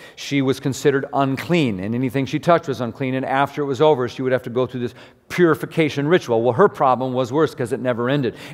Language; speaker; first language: English; native; English